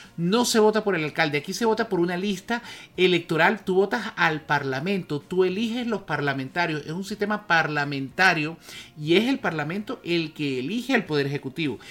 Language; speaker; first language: Spanish; native; Spanish